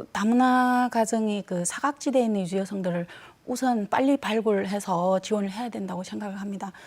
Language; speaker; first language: Korean; non-native, fluent; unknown